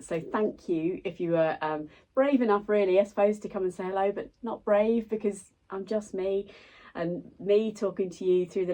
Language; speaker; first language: English; native; English